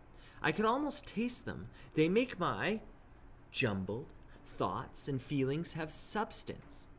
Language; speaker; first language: English; native; English